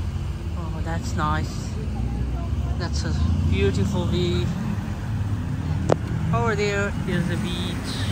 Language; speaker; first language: English; non-native, local second language; Urdu